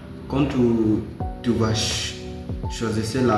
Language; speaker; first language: French; non-native, learner; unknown